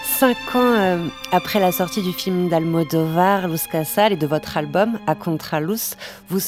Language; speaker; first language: French; native; French